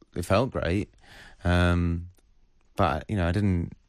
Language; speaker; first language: English; native; English